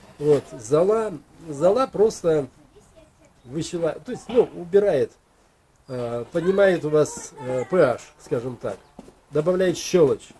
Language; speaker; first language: Russian; native; Russian